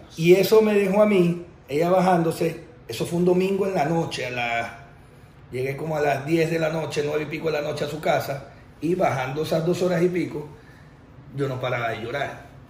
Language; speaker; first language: Spanish; native; Spanish